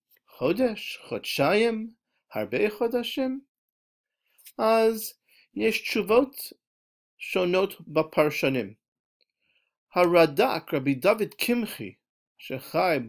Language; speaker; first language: Hebrew; non-native, fluent; English